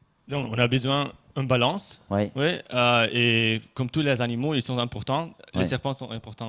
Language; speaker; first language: French; non-native, fluent; German